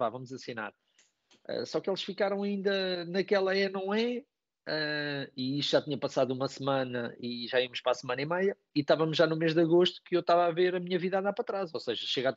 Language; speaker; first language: Portuguese; native; Portuguese